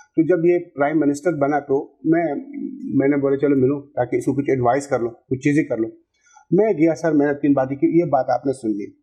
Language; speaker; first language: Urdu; non-native, local second language; Pashto